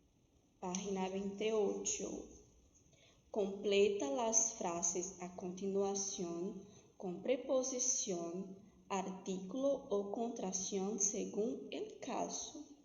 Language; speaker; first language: Spanish; non-native, fluent; Portuguese